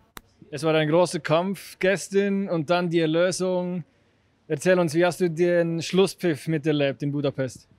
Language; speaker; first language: German; native; German